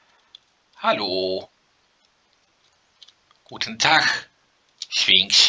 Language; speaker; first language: German; non-native, learner; Dutch